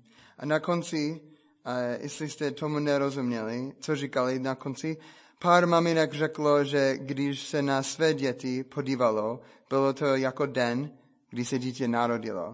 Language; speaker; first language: Czech; non-native, fluent; English